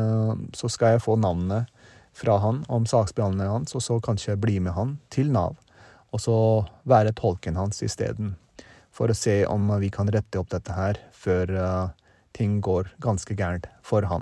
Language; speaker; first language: Norwegian; early bilingual, other home language; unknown